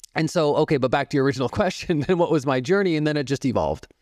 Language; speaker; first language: English; native; English